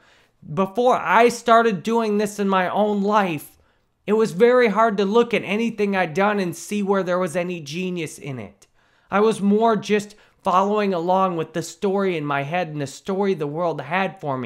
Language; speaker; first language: English; native; English